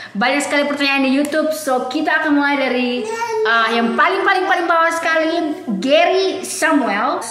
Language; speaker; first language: Indonesian; native; Indonesian